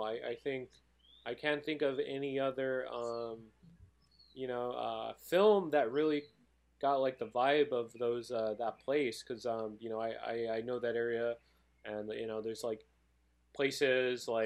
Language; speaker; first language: English; native; English